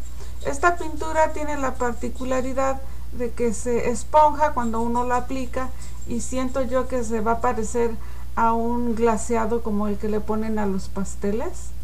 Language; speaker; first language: Spanish; native; Spanish